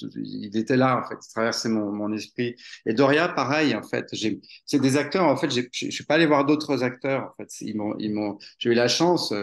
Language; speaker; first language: French; native; French